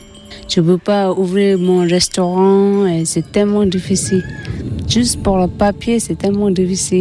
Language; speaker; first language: French; non-native, learner; Tibetan